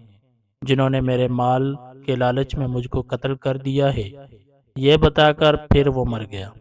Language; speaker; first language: Urdu; native; Urdu